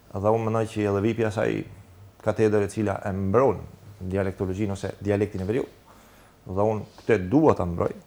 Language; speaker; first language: Albanian; native; Albanian